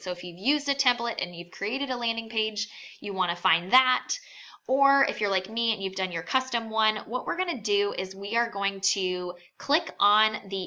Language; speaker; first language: English; native; English